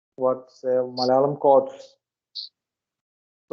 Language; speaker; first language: English; non-native, learner; Malayalam